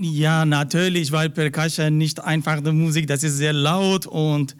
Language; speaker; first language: German; non-native, learner; Persian